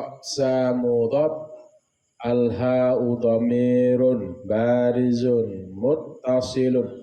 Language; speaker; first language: Arabic; non-native, fluent; Indonesian